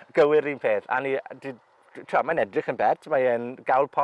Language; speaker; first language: Welsh; native; Welsh